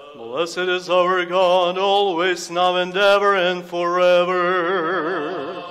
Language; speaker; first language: English; non-native, fluent; Ukrainian